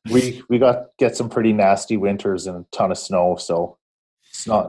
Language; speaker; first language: English; native; English